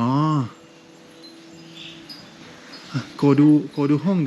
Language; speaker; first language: Thai; non-native, learner; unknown